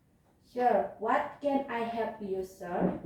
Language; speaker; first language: English; non-native, learner; Indonesian